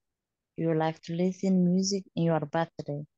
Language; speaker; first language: English; non-native, learner; Somali